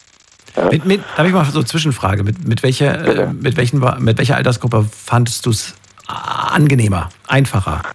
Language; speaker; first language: German; native; German